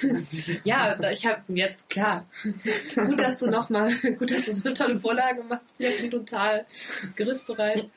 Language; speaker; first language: German; native; German